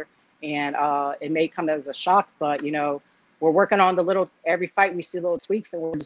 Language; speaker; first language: English; native; English